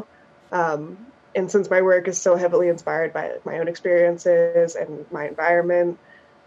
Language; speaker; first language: English; native; English